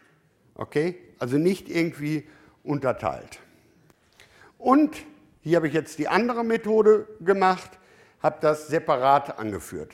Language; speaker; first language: German; native; German